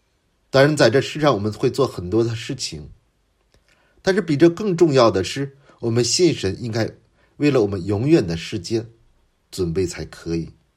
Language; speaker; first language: Chinese; non-native, fluent; Korean